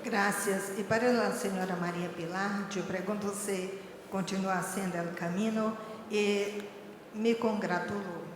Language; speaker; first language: Spanish; non-native, learner; Portuguese